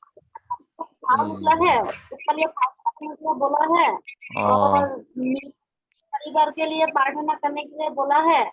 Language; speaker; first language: Hindi; non-native, local second language; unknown